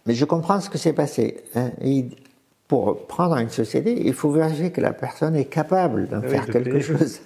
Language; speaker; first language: French; non-native, fluent; Arabic